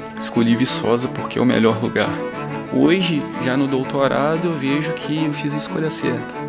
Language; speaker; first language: Portuguese; native; Portuguese